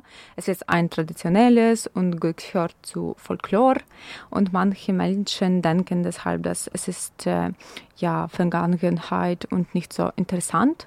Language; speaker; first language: German; non-native, fluent; Ukrainian